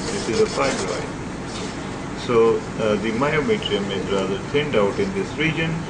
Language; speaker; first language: English; non-native, local second language; Punjabi